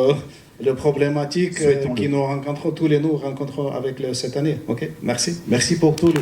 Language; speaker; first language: French; non-native, learner; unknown